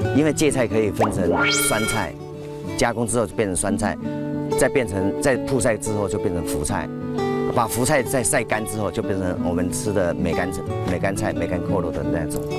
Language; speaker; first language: Chinese; non-native, local second language; Hakka Chinese